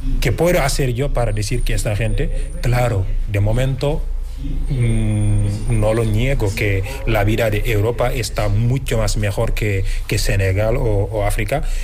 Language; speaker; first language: Spanish; non-native, fluent; Wolof